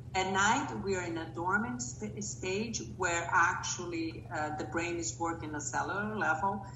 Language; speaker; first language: English; non-native, fluent; Portuguese